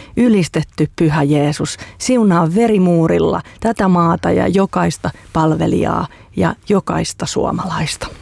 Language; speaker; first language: Finnish; native; Finnish